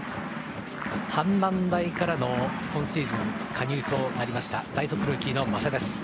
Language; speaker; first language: Japanese; native; Japanese